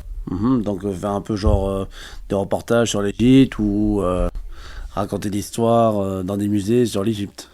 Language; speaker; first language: French; native; French